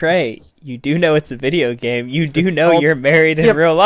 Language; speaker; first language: English; native; English